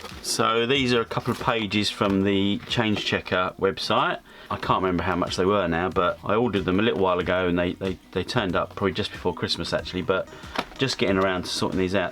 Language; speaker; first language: English; native; English